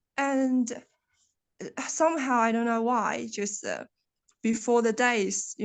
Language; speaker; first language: English; non-native, learner; Chinese